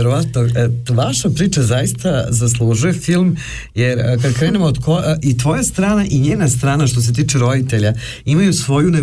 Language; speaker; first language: Serbian; native; Serbian